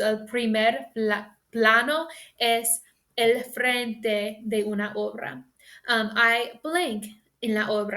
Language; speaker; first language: Spanish; non-native, fluent; English